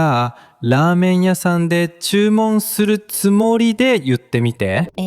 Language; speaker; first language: Japanese; native; Japanese